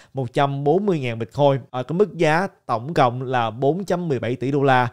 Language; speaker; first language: Vietnamese; native; Vietnamese